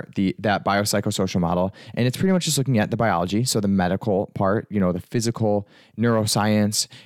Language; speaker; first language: English; early bilingual, other home language; Italian